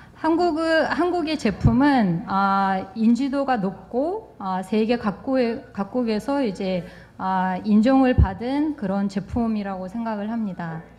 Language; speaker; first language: Korean; non-native, fluent; Kyrgyz